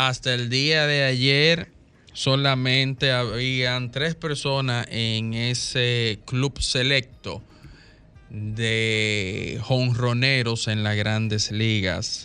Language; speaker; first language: Spanish; native; Spanish